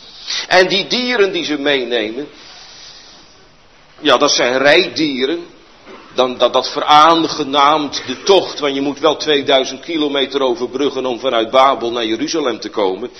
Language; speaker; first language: Dutch; native; Dutch